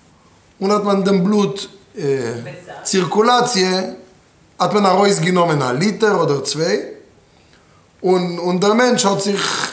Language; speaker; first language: German; non-native, fluent; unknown